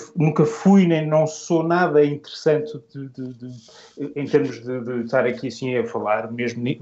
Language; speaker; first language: Portuguese; native; Portuguese